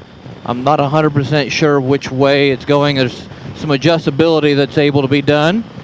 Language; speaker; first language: English; native; English